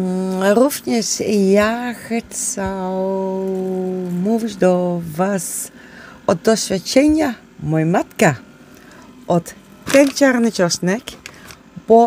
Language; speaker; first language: Polish; non-native, learner; Dutch